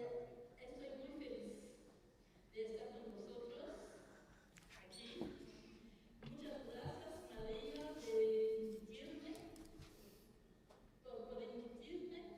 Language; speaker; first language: Spanish; non-native, learner; French